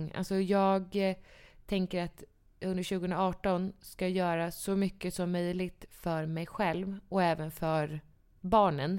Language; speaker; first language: Swedish; native; Swedish